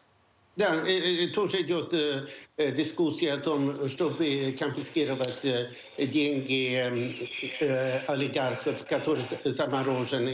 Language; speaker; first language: Russian; non-native, fluent; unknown